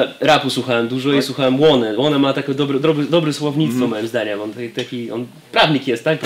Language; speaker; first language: Polish; non-native, fluent; Russian